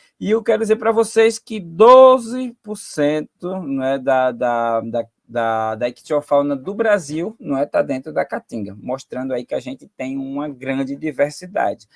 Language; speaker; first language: Portuguese; native; Portuguese